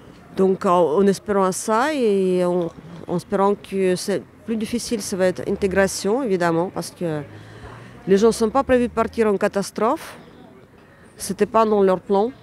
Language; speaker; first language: French; non-native, fluent; Ukrainian